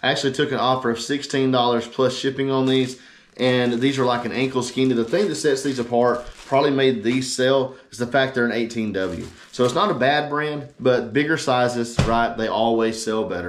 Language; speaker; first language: English; native; English